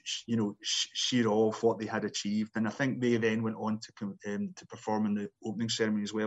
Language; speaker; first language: English; native; English